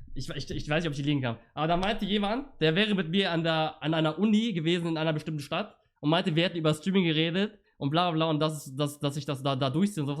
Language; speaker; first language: German; native; German